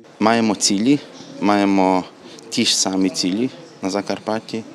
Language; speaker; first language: Ukrainian; non-native, local second language; Hungarian